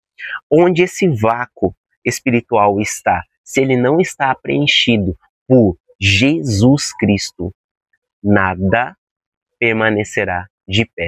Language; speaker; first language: Portuguese; native; Portuguese